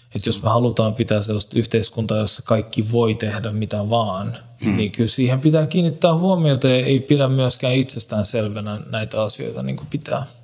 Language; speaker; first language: Finnish; non-native, fluent; Turkish